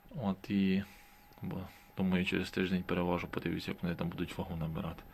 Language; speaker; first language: Ukrainian; native; Ukrainian